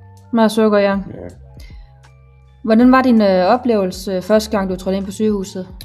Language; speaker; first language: Danish; native; Danish